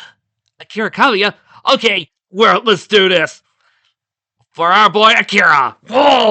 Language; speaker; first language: English; native; English